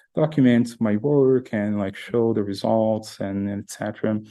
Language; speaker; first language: English; non-native, fluent; Portuguese